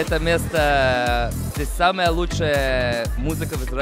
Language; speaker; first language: Russian; early bilingual, other home language; Hebrew